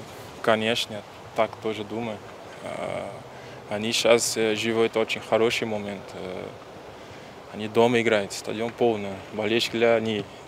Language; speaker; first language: Russian; non-native, learner; Portuguese